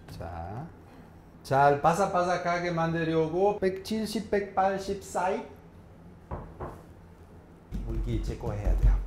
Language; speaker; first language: Korean; non-native, fluent; Italian